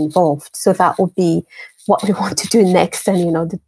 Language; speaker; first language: English; non-native, fluent; French